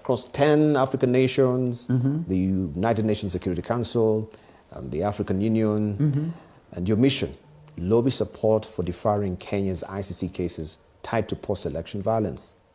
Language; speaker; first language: English; non-native, local second language; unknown